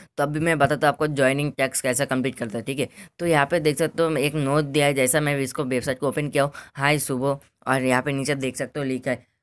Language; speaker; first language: Hindi; non-native, local second language; Bangla